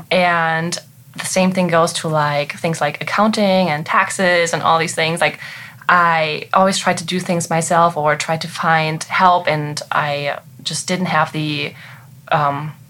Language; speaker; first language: English; non-native, fluent; German